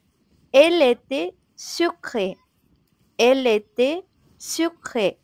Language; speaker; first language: French; non-native, fluent; Tamil